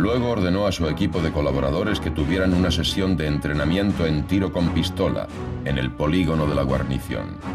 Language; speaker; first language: Spanish; native; Spanish